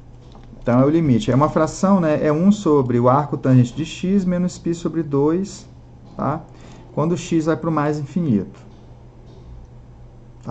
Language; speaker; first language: Portuguese; native; Portuguese